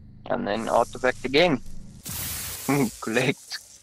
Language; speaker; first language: English; non-native, local second language; Afrikaans